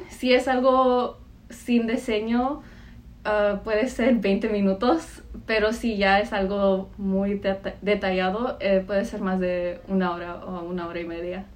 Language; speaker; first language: Spanish; early bilingual, heritage; Spanish